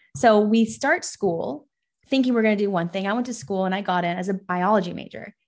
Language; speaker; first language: English; early bilingual, other home language; Persian